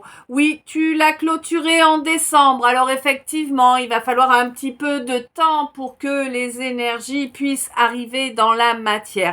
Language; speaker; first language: French; native; French